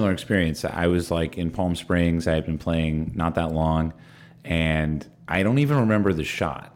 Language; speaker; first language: English; native; English